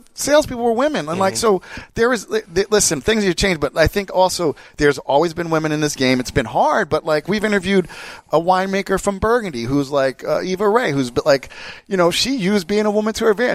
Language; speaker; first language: English; native; English